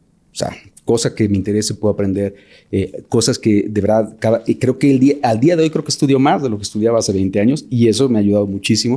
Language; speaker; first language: Spanish; native; Spanish